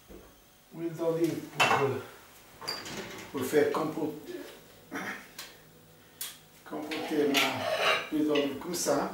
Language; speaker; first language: French; non-native, learner; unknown